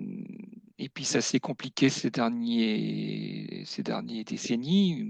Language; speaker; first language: French; native; French